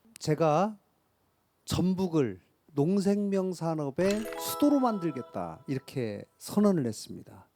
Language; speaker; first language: Korean; native; Korean